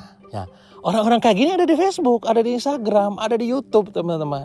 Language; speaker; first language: Indonesian; native; Indonesian